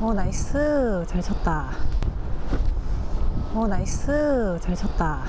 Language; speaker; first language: Korean; native; Korean